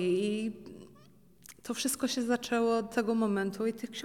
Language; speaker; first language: Polish; early bilingual, heritage; Polish